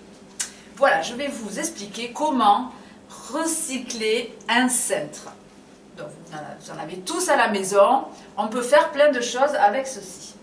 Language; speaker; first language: French; native; French